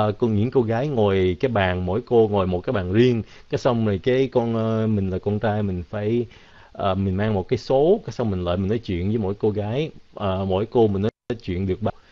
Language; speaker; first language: Vietnamese; early bilingual, heritage; Vietnamese